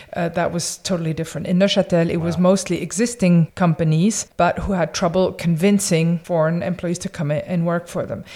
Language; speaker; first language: English; early bilingual, other home language; French